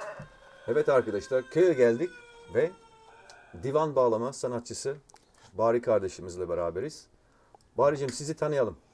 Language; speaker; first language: Turkish; non-native, fluent; English